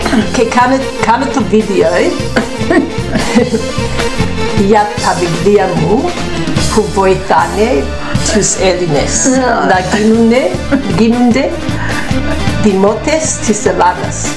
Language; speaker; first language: Greek; non-native, learner; English